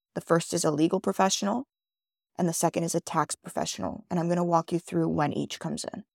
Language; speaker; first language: English; native; English